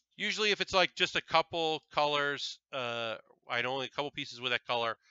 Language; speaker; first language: English; native; English